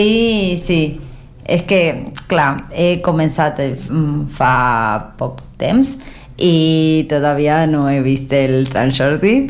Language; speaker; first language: Catalan; non-native, learner; Spanish